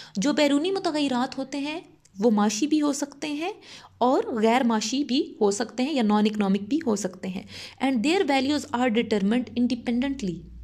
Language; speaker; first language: Urdu; non-native, local second language; Punjabi